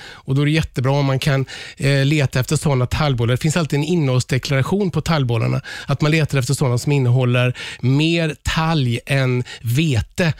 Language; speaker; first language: Swedish; native; Swedish